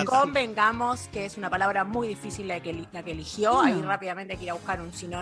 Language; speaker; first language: Spanish; native; Spanish